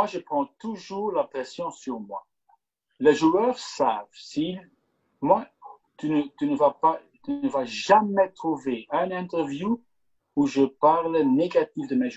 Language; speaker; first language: French; non-native, local second language; Dutch